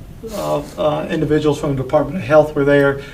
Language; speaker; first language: English; native; English